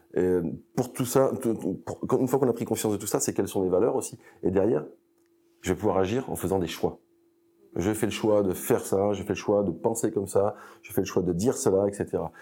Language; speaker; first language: French; native; French